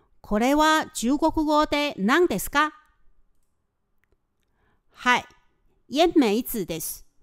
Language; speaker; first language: Japanese; non-native, fluent; Chinese